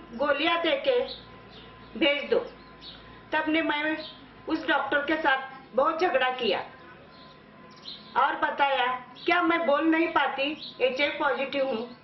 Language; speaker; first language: Hindi; non-native, local second language; Marathi